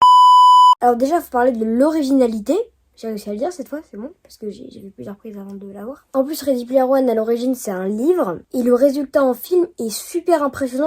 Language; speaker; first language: French; native; French